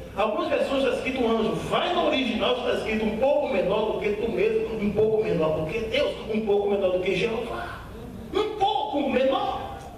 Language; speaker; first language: Portuguese; native; Portuguese